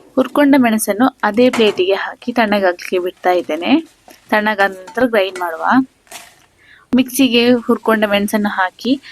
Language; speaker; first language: Kannada; non-native, local second language; Tulu